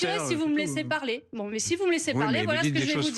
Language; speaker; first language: French; native; French